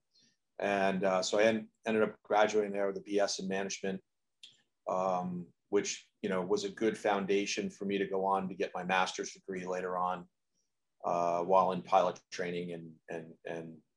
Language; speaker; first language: English; native; English